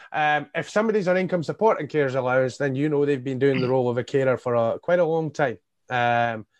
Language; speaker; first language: English; native; English